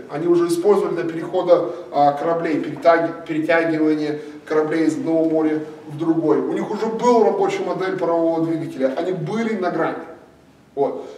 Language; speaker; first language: Russian; non-native, fluent; English